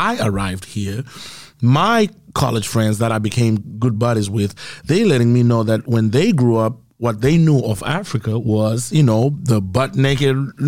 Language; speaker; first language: English; non-native, local second language; Shona